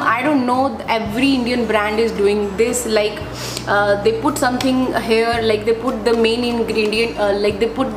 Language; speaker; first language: English; non-native, local second language; Hindi